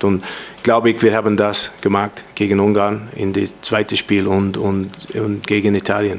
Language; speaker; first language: German; non-native, learner; English